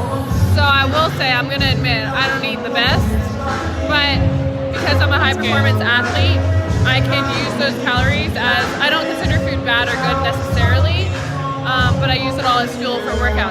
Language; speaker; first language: English; native; English